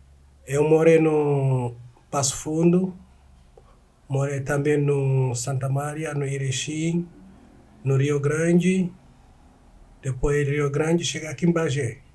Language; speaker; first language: Portuguese; non-native, learner; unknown